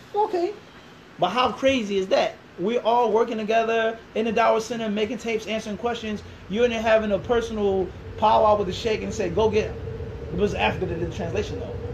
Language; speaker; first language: English; native; English